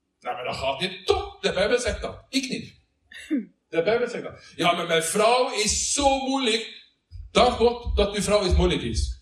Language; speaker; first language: Dutch; non-native, learner; Norwegian